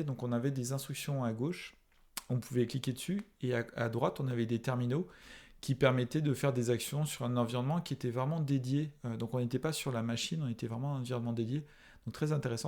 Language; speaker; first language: French; native; French